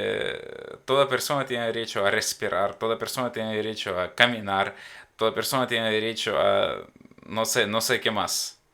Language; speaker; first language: Spanish; non-native, fluent; Ukrainian